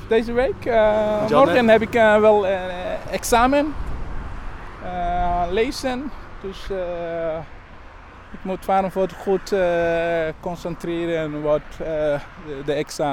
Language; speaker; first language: Dutch; non-native, learner; Somali